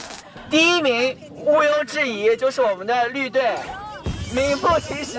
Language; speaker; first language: Chinese; native; Chinese